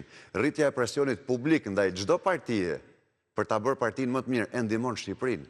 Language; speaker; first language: Albanian; native; Albanian